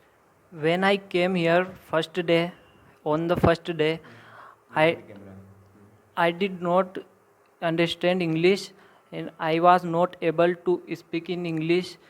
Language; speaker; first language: English; non-native, learner; Hindi